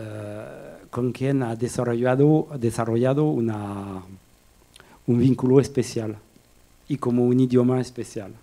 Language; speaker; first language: Spanish; non-native, fluent; French